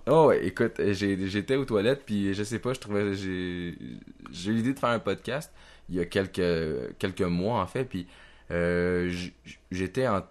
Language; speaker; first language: French; native; French